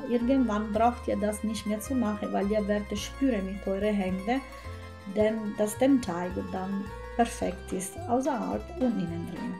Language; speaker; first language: German; non-native, fluent; Italian